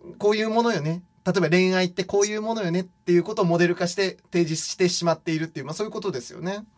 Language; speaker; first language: Japanese; native; Japanese